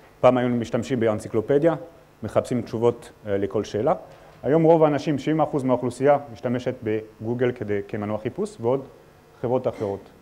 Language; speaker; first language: Hebrew; non-native, fluent; French